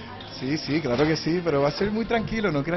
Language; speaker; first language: Spanish; native; Spanish